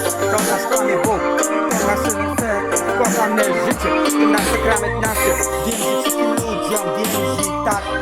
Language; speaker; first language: Polish; native; Polish